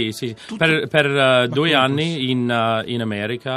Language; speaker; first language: Italian; non-native, learner; English